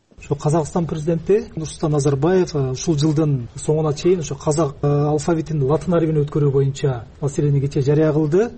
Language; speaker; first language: Kyrgyz; native; Kyrgyz